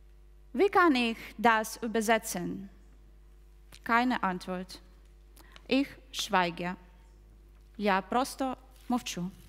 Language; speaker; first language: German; non-native, fluent; Ukrainian